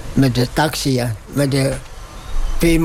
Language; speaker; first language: Dutch; non-native, local second language; Indonesian